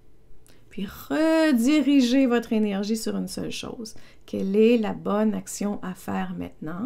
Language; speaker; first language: French; native; French